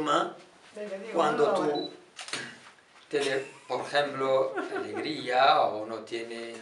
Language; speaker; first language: Spanish; non-native, learner; Arabic